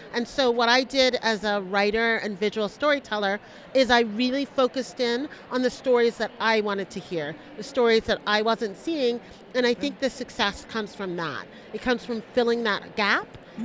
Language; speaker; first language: English; early bilingual, other home language; Spanish